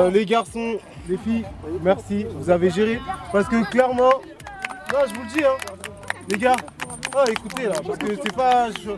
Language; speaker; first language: French; native; French